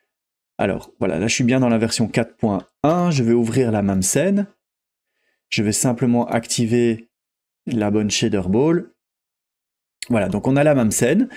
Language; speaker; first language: French; native; French